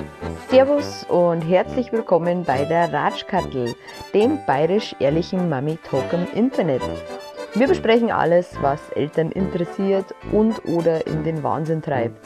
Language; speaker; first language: German; native; German